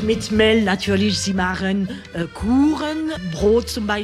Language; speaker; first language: German; non-native, learner; French